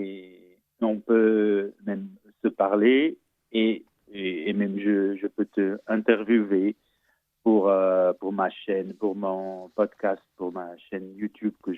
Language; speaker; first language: French; non-native, fluent; Portuguese